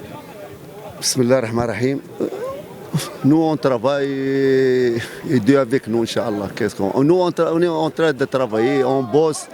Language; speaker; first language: French; non-native, local second language; Arabic